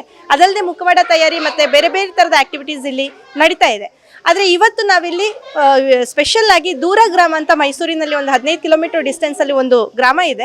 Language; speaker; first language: Kannada; native; Kannada